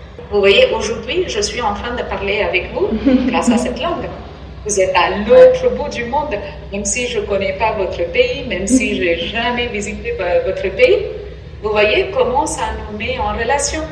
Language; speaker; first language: French; non-native, fluent; Tamil